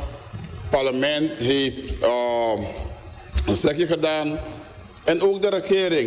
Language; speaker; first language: Dutch; non-native, local second language; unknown